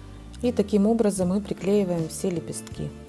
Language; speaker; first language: Russian; native; Russian